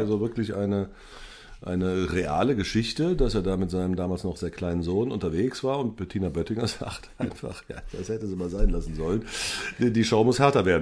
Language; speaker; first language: German; native; German